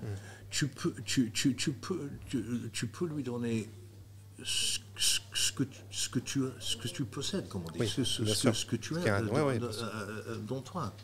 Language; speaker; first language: French; non-native, fluent; English